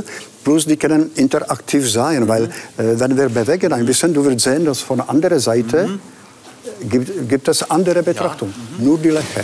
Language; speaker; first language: German; non-native, fluent; Czech